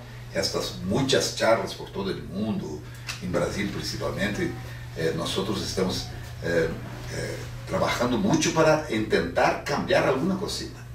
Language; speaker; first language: Spanish; non-native, fluent; Portuguese